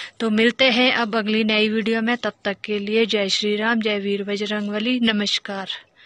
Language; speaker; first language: Hindi; non-native, local second language; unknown